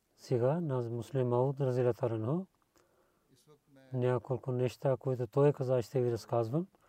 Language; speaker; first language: Bulgarian; non-native, learner; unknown